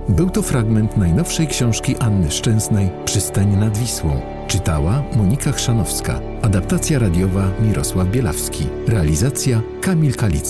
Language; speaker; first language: Polish; native; Polish